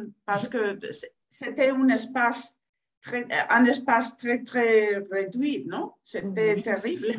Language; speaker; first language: French; non-native, fluent; Spanish